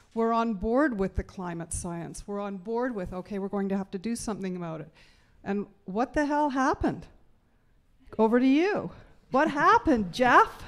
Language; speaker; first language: English; native; English